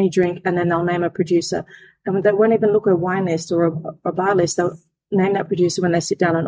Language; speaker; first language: English; native; English